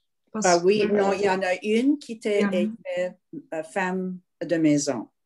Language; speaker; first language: French; non-native, fluent; English